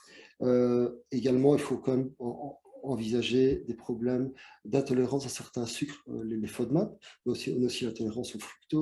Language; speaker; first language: French; native; French